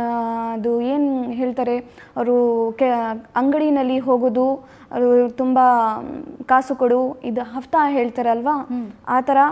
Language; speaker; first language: Kannada; non-native, local second language; Urdu